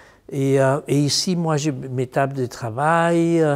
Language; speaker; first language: French; non-native, fluent; Spanish